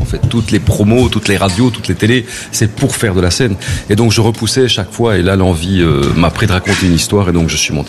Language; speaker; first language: French; native; French